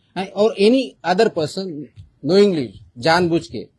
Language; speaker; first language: Hindi; non-native, local second language; Marathi